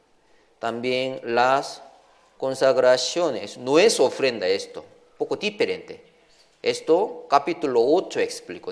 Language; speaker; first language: Spanish; non-native, learner; Korean